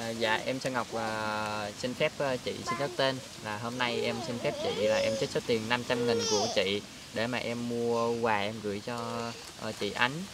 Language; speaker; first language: Vietnamese; native; Vietnamese